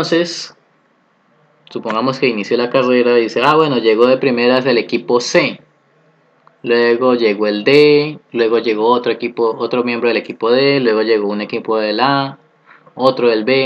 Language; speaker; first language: Spanish; native; Spanish